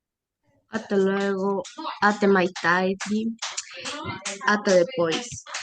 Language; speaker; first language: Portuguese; non-native, learner; Spanish